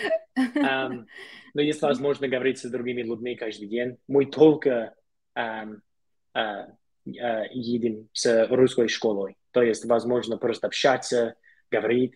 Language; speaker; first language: Russian; non-native, learner; English